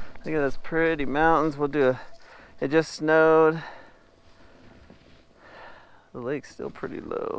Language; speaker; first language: English; native; English